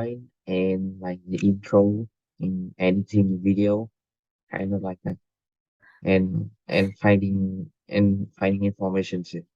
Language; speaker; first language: English; non-native, learner; Vietnamese